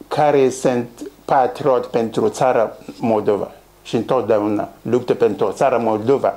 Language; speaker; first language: Romanian; non-native, learner; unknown